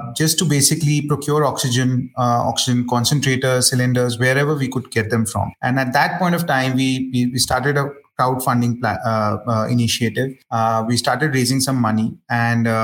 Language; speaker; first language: English; non-native, local second language; Hindi